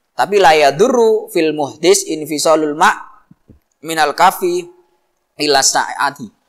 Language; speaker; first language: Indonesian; non-native, local second language; Javanese